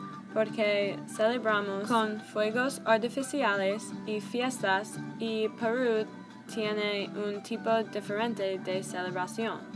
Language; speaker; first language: Spanish; non-native, learner; English